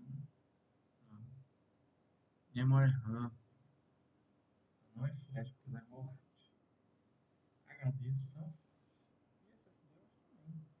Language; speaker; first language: Portuguese; native; Portuguese